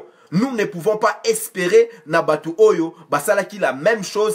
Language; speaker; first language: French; non-native, local second language; Lingala